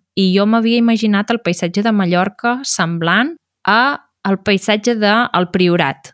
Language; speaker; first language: Catalan; native; Catalan